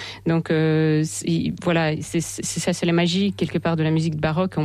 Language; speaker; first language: French; non-native, fluent; Russian